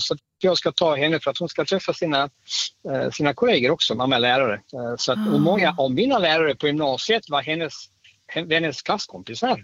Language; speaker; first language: Swedish; non-native, fluent; Bosnian